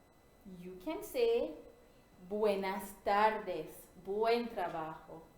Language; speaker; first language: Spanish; non-native, fluent; English